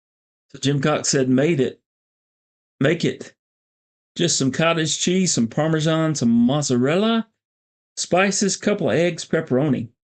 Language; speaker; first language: English; native; English